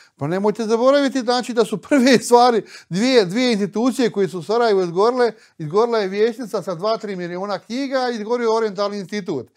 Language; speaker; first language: Bosnian; native; Bosnian